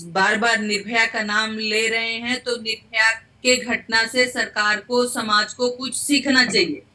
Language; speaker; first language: Hindi; native; Hindi